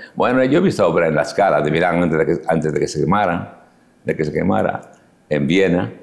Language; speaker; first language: Spanish; native; Spanish